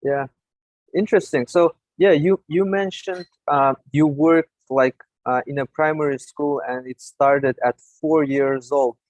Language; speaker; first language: English; non-native, fluent; Russian